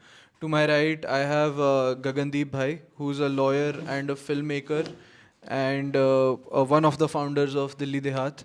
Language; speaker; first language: English; non-native, local second language; Hindi